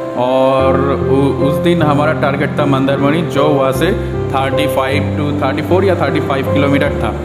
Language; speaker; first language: Hindi; non-native, local second language; Bangla